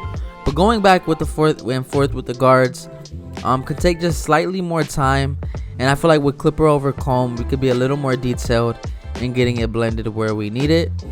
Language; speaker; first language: English; native; English